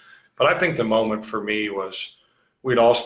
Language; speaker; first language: English; native; English